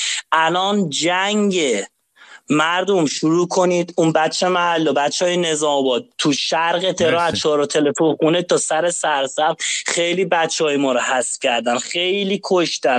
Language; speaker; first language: Persian; native; Persian